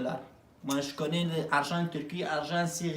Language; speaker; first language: French; non-native, learner; Arabic